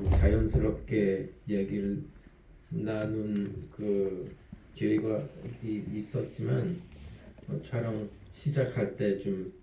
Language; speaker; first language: Korean; early bilingual, heritage; French